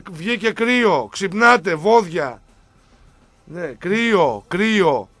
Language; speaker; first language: Greek; native; Greek